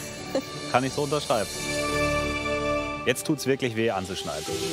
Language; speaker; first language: German; native; German